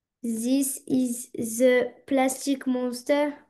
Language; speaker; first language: English; non-native, learner; French